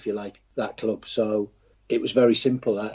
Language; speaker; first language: English; native; English